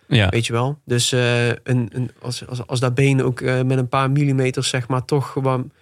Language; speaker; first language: Dutch; native; Dutch